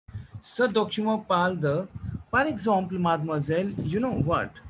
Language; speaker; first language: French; non-native, fluent; Hindi